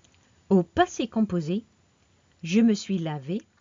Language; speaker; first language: French; non-native, fluent; English